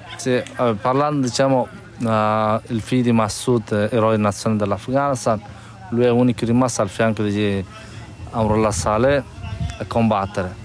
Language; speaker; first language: Italian; non-native, fluent; Persian